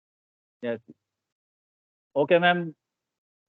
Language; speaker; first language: English; non-native, learner; Hindi